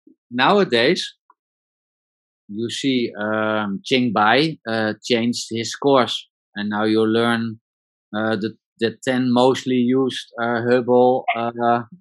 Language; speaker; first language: English; non-native, learner; Dutch